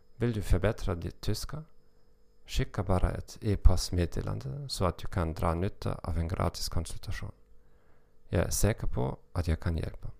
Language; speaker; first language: Swedish; non-native, learner; German